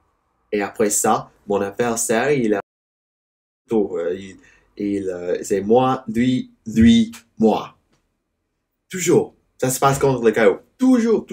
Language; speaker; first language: French; non-native, learner; English